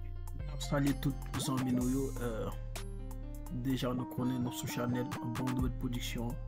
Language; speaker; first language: French; non-native, local second language; Haitian Creole